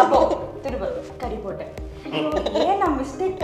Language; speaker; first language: Tamil; non-native, learner; Telugu